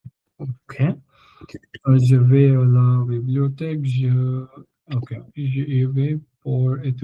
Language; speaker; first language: French; non-native, learner; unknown